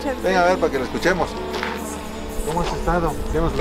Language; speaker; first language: Spanish; native; Spanish